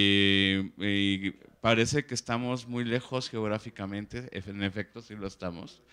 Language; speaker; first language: Spanish; native; Spanish